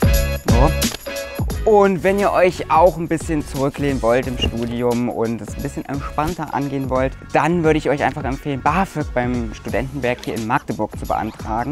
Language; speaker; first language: German; native; German